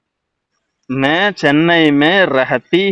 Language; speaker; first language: Hindi; non-native, local second language; Tamil